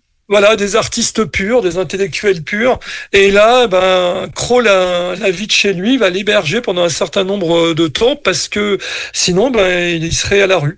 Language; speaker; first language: French; native; French